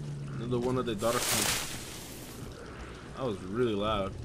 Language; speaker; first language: English; native; English